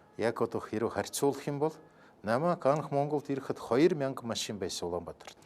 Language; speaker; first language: Mongolian; non-native, fluent; Russian